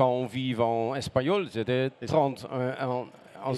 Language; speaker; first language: French; non-native, learner; Dutch